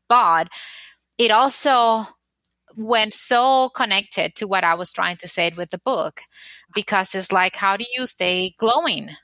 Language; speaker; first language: English; non-native, fluent; Spanish